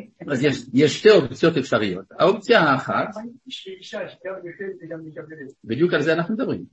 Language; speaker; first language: Hebrew; non-native, fluent; French